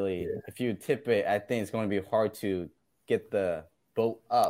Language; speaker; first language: English; non-native, fluent; Burmese